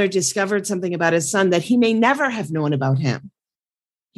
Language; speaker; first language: English; native; English